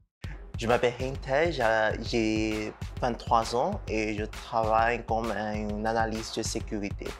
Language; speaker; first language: French; non-native, fluent; Burmese